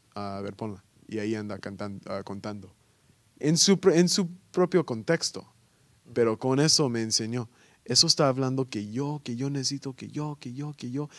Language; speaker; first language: Spanish; early bilingual, heritage; Spanish